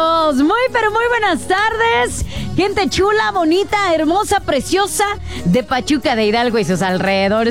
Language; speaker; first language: Spanish; native; Spanish